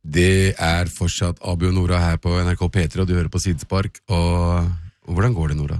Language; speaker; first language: Norwegian; early bilingual, other home language; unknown